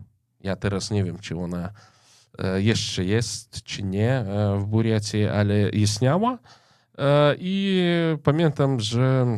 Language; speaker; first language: Polish; non-native, fluent; Russian